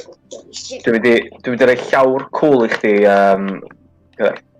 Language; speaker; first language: Welsh; native; Welsh